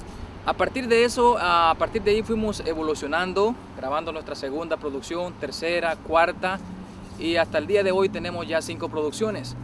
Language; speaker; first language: Spanish; native; Spanish